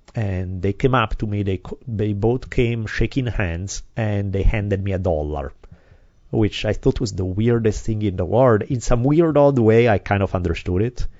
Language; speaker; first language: English; non-native, fluent; Italian